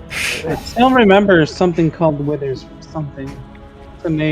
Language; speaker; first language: English; native; English